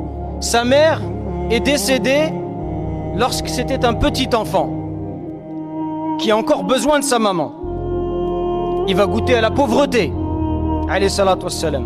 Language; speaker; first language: French; native; French